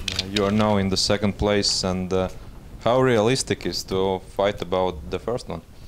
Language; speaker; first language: English; non-native, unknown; Latvian